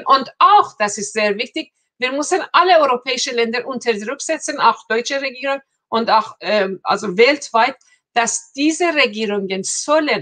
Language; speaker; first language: German; non-native, fluent; Persian